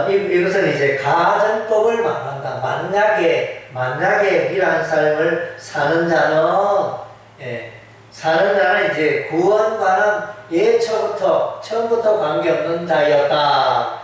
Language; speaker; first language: Korean; native; Korean